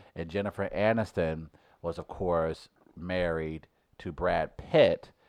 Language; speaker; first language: English; native; English